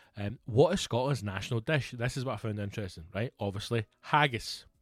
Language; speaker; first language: English; native; English